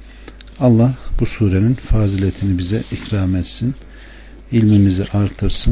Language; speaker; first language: Turkish; native; Turkish